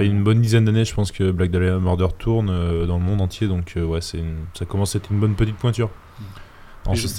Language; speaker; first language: French; native; French